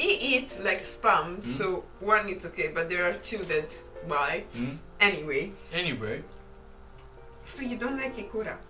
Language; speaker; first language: English; non-native, fluent; Italian